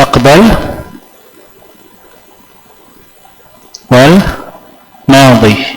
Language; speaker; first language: Arabic; non-native, fluent; Indonesian